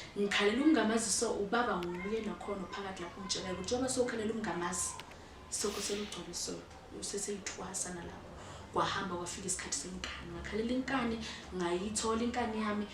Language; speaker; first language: Zulu; native; Zulu